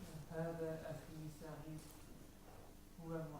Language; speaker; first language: Arabic; non-native, learner; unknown